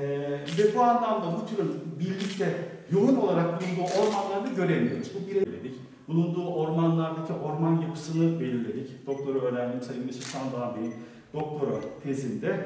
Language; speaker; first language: Turkish; native; Turkish